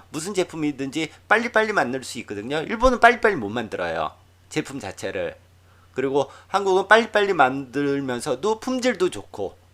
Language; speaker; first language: Korean; native; Korean